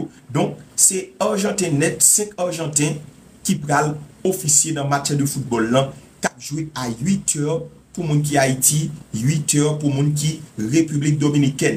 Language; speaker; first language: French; non-native, local second language; Haitian Creole